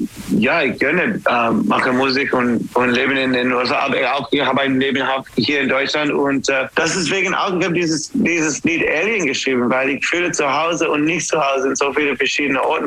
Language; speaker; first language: German; non-native, learner; English